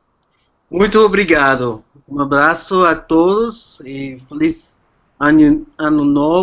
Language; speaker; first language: Portuguese; non-native, fluent; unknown